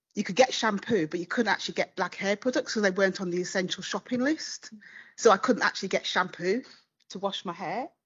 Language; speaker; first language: English; native; English